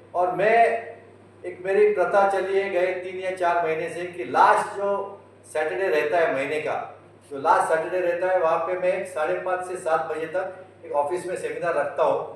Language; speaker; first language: Hindi; non-native, local second language; Marathi